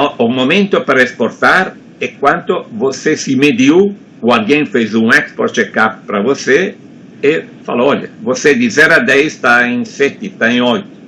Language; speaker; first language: Portuguese; non-native, fluent; Italian